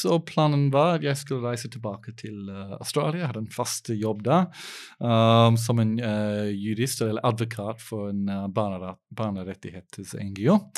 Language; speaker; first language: Norwegian; non-native, fluent; English